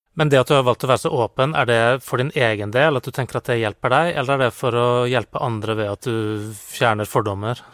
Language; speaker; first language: Norwegian; native; Norwegian